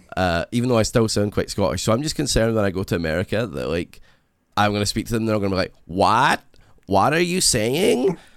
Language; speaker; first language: English; native; English